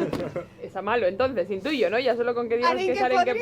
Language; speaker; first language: Spanish; native; Spanish